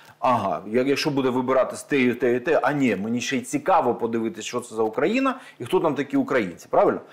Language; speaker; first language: Ukrainian; native; Ukrainian